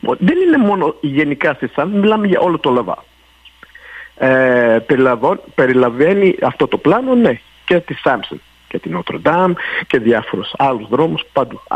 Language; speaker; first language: Greek; early bilingual, heritage; Greek